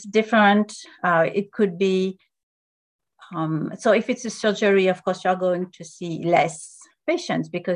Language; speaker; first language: English; non-native, fluent; French